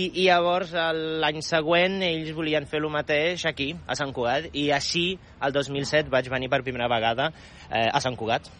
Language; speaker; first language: Catalan; non-native, fluent; Polish